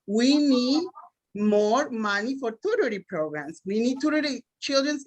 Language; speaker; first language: English; non-native, learner; Spanish